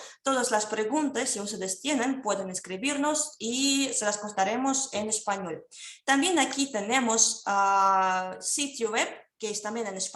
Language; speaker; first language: Spanish; non-native, fluent; Russian